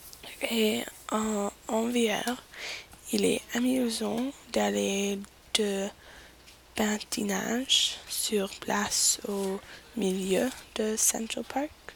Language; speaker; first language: French; non-native, learner; English